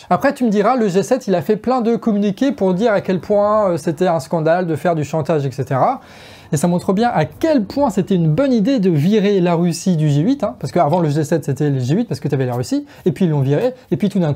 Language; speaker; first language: French; native; French